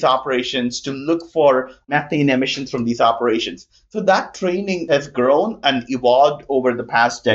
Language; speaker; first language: English; non-native, local second language; Tamil